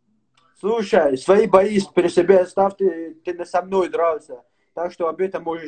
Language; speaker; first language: Russian; native; Russian